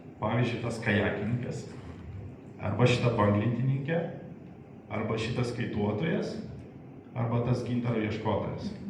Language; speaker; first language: Lithuanian; non-native, local second language; Polish